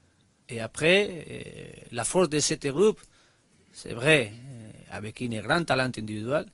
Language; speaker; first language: French; non-native, learner; Spanish